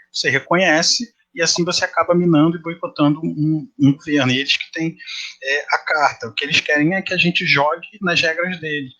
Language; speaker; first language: Portuguese; native; Portuguese